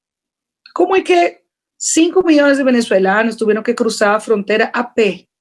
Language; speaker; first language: Portuguese; non-native, fluent; Spanish